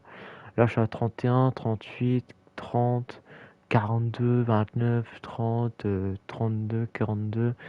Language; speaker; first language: French; native; French